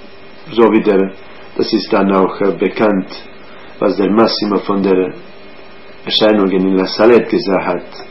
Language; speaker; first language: German; non-native, fluent; Croatian